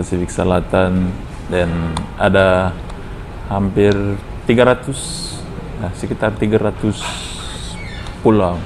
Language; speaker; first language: Indonesian; non-native, fluent; Fijian